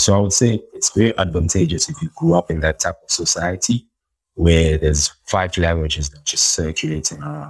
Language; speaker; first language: English; non-native, local second language; Xhosa